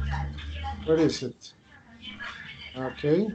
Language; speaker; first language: English; non-native, fluent; Spanish